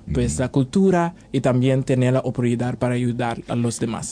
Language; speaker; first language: Spanish; non-native, fluent; Papiamento